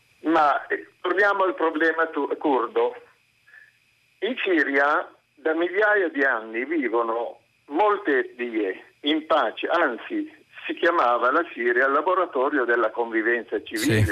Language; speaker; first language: Italian; non-native, fluent; Arabic